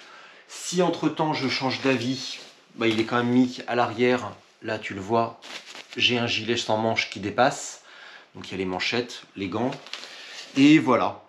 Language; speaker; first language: French; native; French